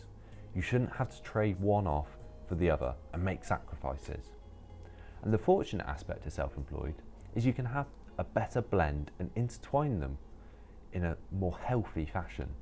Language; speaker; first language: English; native; English